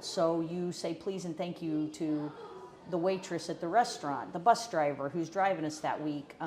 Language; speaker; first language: English; native; English